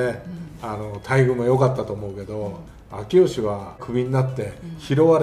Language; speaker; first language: Japanese; native; Japanese